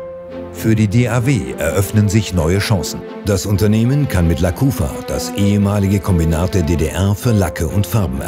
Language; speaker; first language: German; native; German